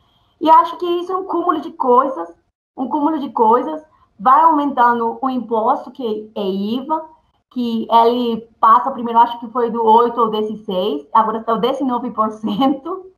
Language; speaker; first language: Portuguese; non-native, fluent; Spanish